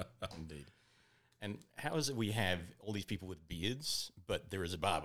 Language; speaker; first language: English; native; English